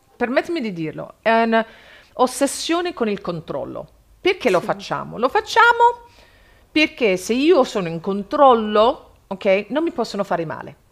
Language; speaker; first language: Italian; non-native, fluent; English